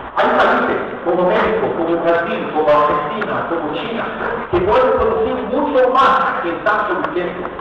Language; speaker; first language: Spanish; non-native, fluent; Hebrew